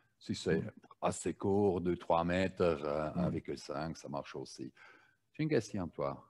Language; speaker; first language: French; non-native, learner; German